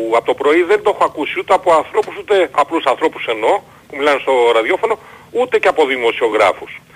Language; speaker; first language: Greek; native; Greek